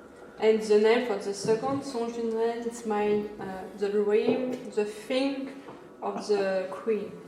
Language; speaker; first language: English; non-native, learner; French